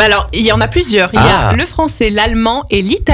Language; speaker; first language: French; native; French